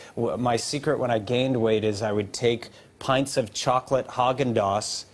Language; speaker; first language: English; native; English